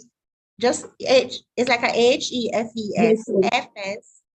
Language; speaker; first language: English; native; English